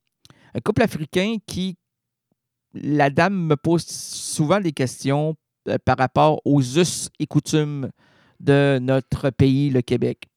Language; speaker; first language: French; native; French